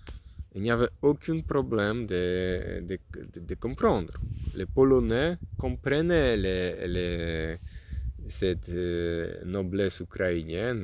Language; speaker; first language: French; non-native, learner; Polish